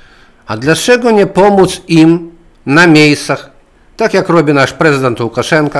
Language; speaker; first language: Polish; non-native, fluent; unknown